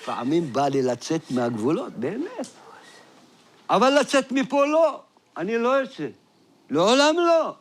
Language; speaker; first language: Hebrew; non-native, local second language; Arabic